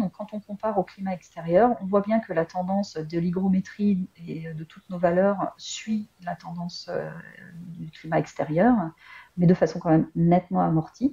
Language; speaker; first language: French; native; French